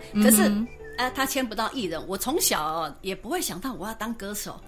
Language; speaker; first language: Chinese; non-native, local second language; Min Nan Chinese